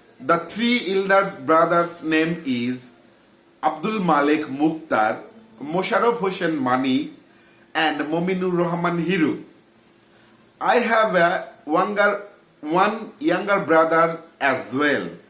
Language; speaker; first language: English; non-native, local second language; Bangla